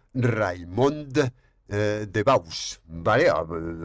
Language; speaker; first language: Spanish; non-native, fluent; French